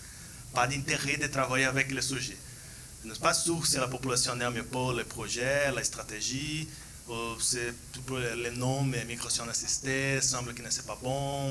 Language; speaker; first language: French; non-native, fluent; Portuguese